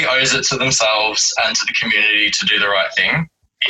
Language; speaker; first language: English; native; English